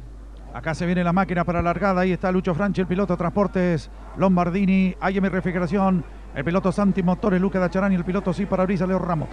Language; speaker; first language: Spanish; native; Spanish